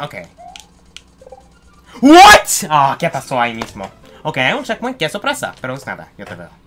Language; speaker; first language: Spanish; early bilingual, heritage; Spanish